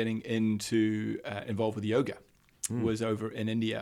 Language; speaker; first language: English; native; English